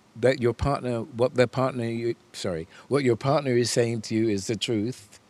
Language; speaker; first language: English; native; English